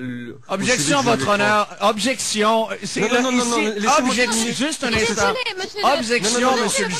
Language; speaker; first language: French; native; French